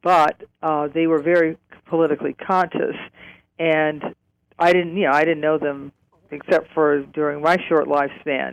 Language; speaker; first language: English; native; English